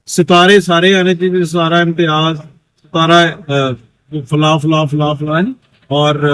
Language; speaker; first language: Urdu; non-native, local second language; Punjabi